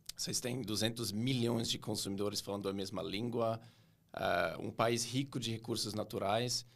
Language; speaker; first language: Portuguese; non-native, fluent; German